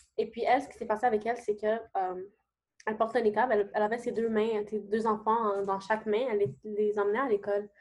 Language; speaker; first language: French; early bilingual, other home language; Arabic